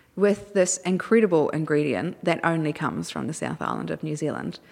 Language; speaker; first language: English; native; English